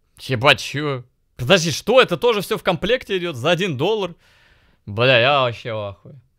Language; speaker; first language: Russian; native; Russian